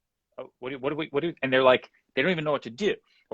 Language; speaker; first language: English; native; English